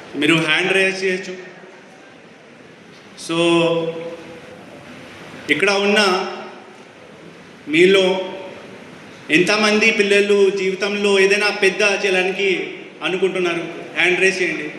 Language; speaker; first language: Telugu; non-native, fluent; Hindi